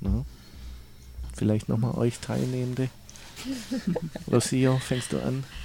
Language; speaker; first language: German; native; German